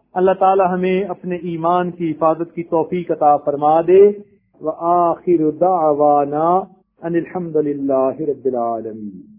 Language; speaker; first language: Urdu; native; Urdu